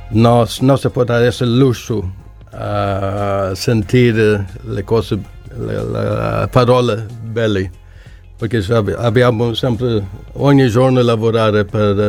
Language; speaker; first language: Italian; non-native, learner; Swedish